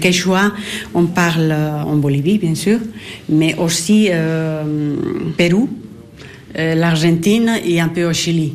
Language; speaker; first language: French; non-native, learner; Spanish